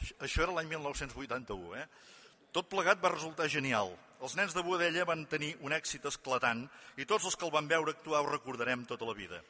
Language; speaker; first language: Catalan; native; Catalan